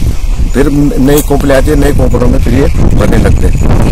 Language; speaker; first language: Hindi; native; Hindi